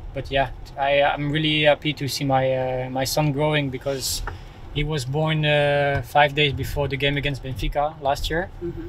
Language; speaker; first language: English; non-native, learner; French